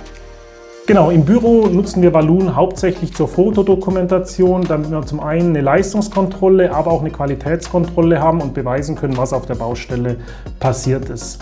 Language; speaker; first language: German; native; German